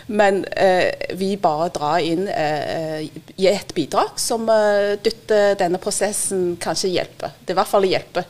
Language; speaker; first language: Norwegian; non-native, fluent; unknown